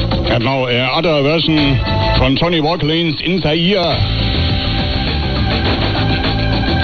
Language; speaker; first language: English; non-native, learner; German